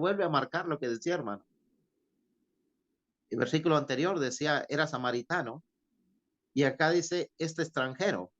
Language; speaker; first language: Spanish; native; Spanish